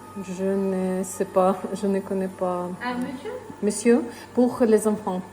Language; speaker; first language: French; non-native, learner; Ukrainian